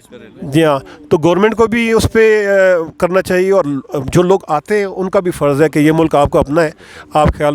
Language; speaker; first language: Urdu; native; Urdu